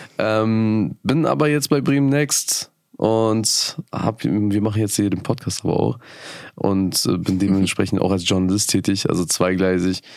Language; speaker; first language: German; early bilingual, other home language; Persian